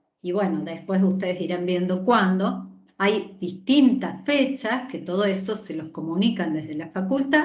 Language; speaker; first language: Spanish; native; Spanish